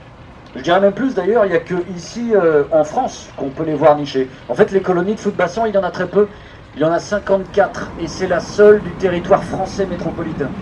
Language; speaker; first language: French; native; French